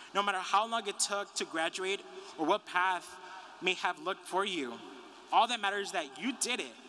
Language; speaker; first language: English; early bilingual, other home language; Spanish